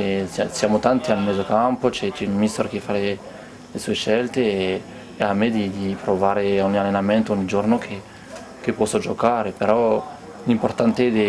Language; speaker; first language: Italian; non-native, fluent; French